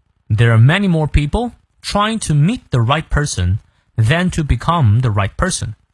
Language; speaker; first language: English; non-native, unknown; Chinese